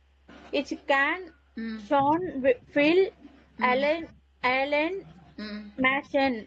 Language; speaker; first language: German; non-native, learner; Tamil